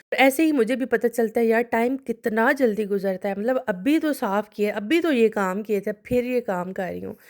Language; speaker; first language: Urdu; non-native, local second language; Punjabi